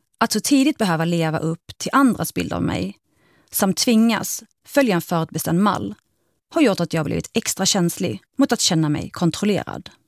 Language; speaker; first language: Swedish; early bilingual, other home language; Arabic